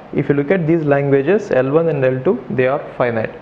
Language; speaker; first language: English; non-native, local second language; Telugu